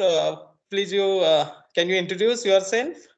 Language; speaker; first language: English; non-native, learner; Marathi